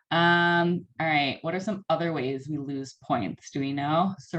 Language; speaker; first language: English; native; English